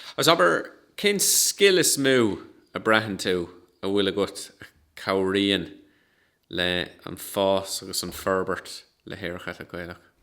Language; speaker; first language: Irish; non-native, local second language; English